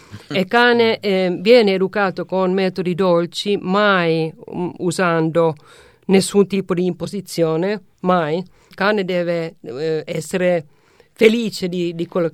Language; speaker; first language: Italian; non-native, fluent; Finnish